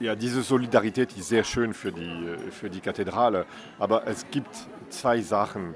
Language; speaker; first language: German; non-native, fluent; French